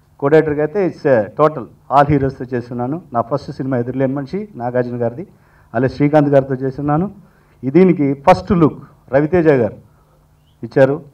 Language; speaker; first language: Telugu; native; Telugu